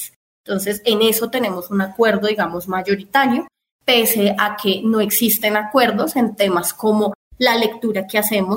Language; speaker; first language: Spanish; native; Spanish